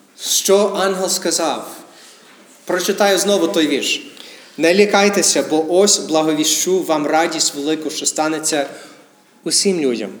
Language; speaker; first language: Ukrainian; non-native, fluent; English